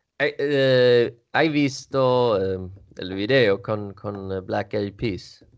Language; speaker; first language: Italian; non-native, learner; Swedish